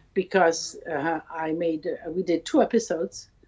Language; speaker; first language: English; non-native, fluent; Italian